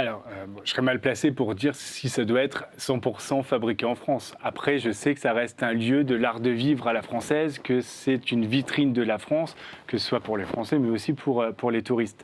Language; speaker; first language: French; native; French